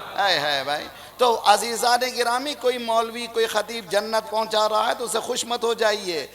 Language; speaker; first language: Urdu; native; Urdu